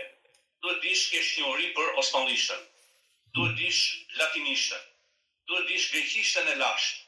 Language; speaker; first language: Albanian; native; Albanian